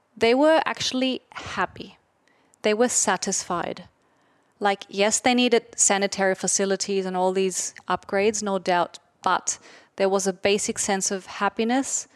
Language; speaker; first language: English; non-native, fluent; German